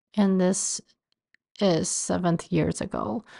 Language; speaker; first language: English; non-native, fluent; Chinese